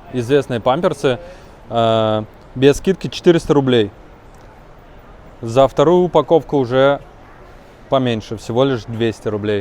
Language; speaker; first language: Russian; native; Russian